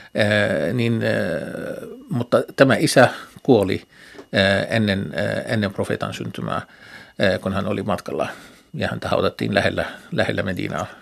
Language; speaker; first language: Finnish; non-native, fluent; Arabic